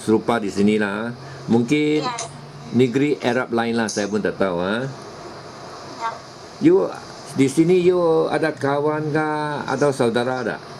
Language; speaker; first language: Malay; non-native, local second language; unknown